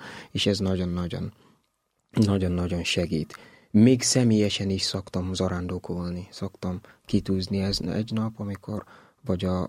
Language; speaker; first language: Hungarian; non-native, learner; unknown